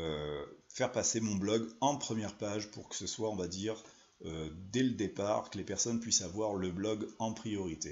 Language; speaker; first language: French; native; French